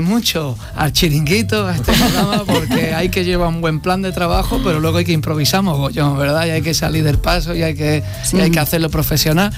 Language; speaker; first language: Spanish; native; Spanish